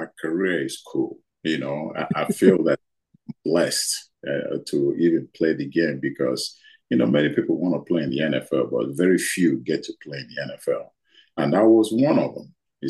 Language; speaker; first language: English; non-native, local second language; Igbo